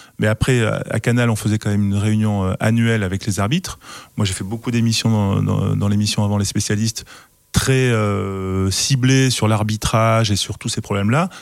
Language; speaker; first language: French; native; French